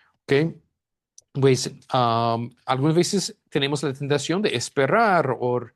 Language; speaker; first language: Spanish; non-native, fluent; English